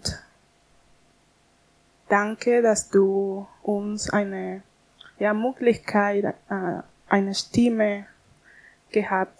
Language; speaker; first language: German; non-native, learner; Spanish